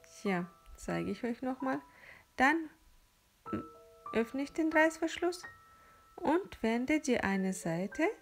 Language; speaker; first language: German; non-native, fluent; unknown